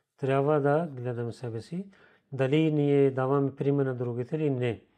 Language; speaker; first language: Bulgarian; non-native, learner; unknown